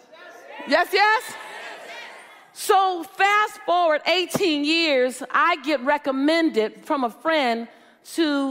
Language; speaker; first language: English; native; English